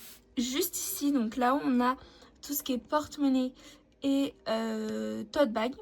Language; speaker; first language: French; native; French